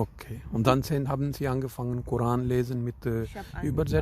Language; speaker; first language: German; non-native, fluent; Urdu